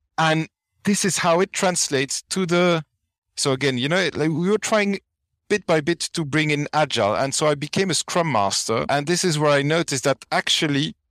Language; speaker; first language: English; non-native, fluent; French